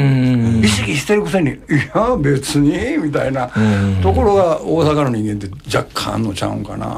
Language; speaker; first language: Japanese; native; Japanese